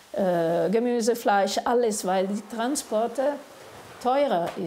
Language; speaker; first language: German; non-native, fluent; Italian